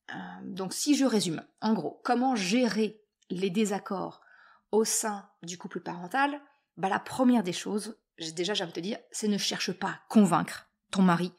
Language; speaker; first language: French; native; French